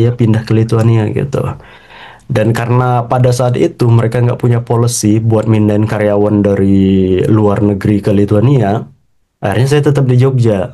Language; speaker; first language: Indonesian; native; Indonesian